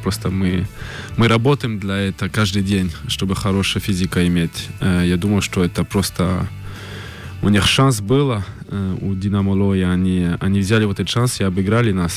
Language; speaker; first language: Russian; early bilingual, heritage; French